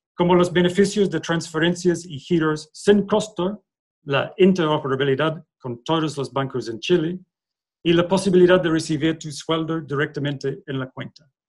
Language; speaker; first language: Spanish; non-native, fluent; English